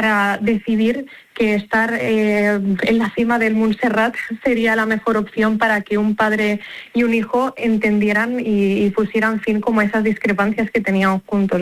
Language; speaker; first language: Spanish; native; Spanish